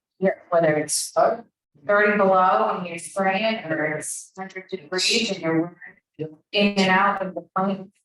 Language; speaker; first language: English; native; English